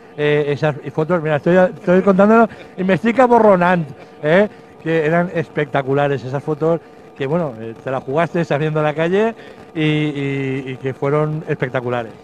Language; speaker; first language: Spanish; native; Spanish